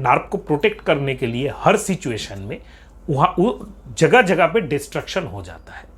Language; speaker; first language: Hindi; non-native, local second language; Bangla